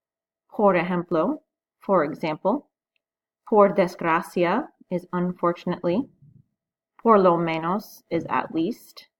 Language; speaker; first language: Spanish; non-native, fluent; English